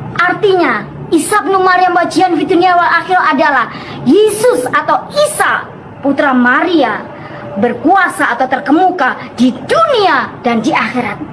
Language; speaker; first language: Indonesian; non-native, local second language; Madurese